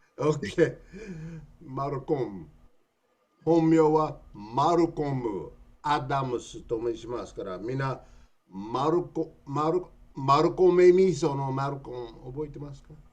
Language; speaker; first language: Japanese; non-native, fluent; English